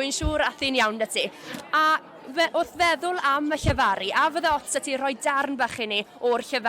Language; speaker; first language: Welsh; native; Welsh